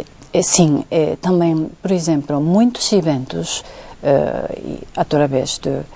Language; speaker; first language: Portuguese; non-native, fluent; Japanese